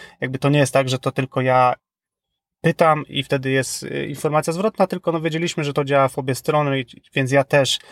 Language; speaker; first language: Polish; native; Polish